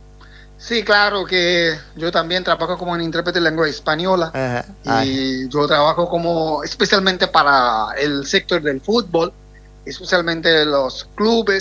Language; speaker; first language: Spanish; non-native, fluent; Bangla